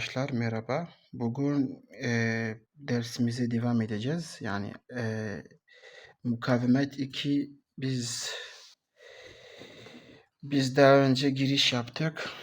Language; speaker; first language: Turkish; non-native, learner; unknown